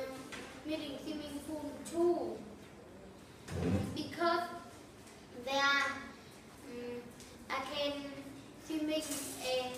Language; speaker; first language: English; non-native, learner; Vietnamese